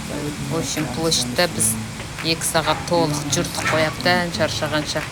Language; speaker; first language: Kazakh; native; Kazakh